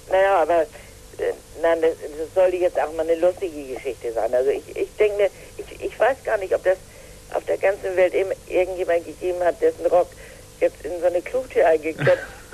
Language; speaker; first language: German; native; German